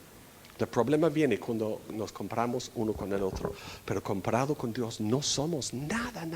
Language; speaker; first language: Spanish; non-native, fluent; English